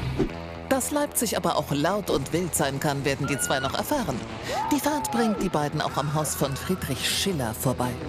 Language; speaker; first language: German; native; German